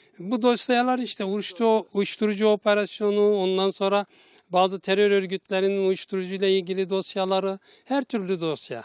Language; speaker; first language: Turkish; native; Turkish